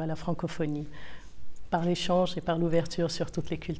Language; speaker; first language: French; non-native, local second language; Arabic